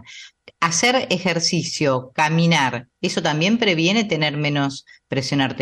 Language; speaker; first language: Spanish; native; Spanish